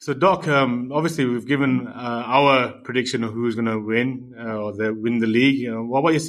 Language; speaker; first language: English; native; English